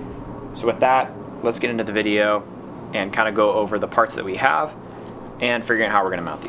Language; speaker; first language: English; native; English